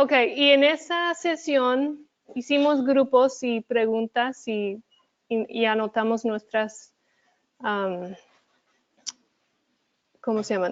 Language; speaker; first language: Spanish; early bilingual, heritage; Spanish